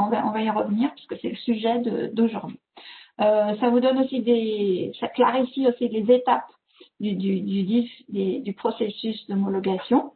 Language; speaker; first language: French; native; French